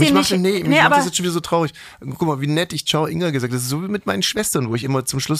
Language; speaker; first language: German; native; German